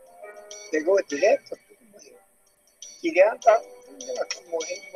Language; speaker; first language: Portuguese; non-native, learner; Japanese